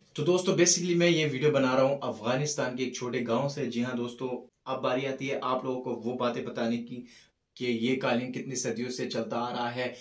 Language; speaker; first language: Urdu; non-native, fluent; Persian